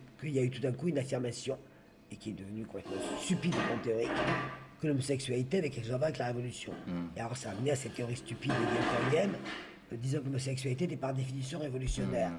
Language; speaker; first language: French; native; French